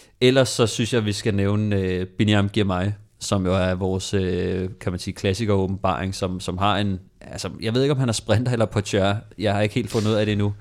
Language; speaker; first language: Danish; native; Danish